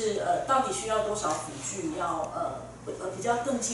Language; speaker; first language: Chinese; native; Chinese